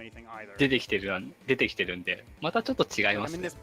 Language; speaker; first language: Japanese; native; Japanese